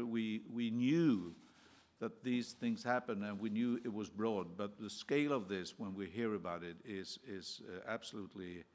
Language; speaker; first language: English; non-native, fluent; Swedish